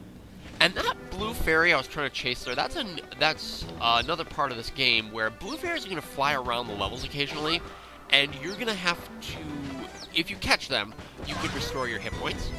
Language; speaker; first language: English; native; English